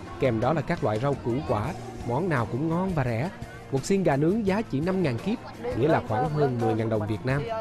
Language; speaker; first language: Vietnamese; native; Vietnamese